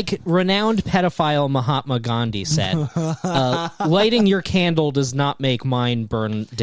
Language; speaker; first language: English; native; English